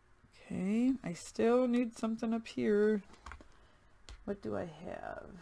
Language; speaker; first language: English; native; English